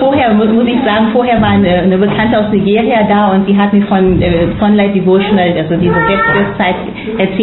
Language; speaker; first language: German; non-native, fluent; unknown